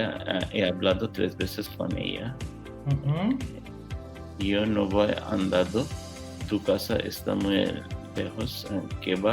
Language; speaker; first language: Spanish; non-native, learner; English